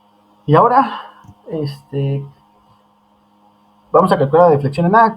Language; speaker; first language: Spanish; native; Spanish